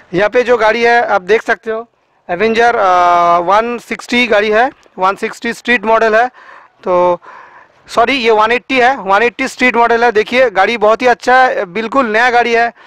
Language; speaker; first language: Hindi; non-native, local second language; Bangla